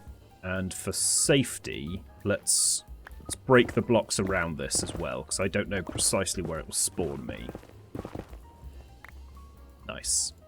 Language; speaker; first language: English; native; English